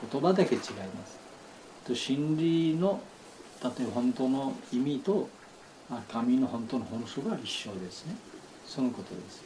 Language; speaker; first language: Japanese; non-native, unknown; Bangla